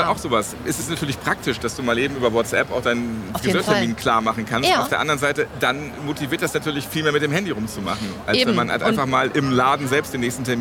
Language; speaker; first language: German; native; German